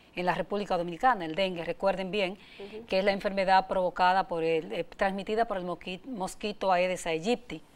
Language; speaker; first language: Spanish; native; Spanish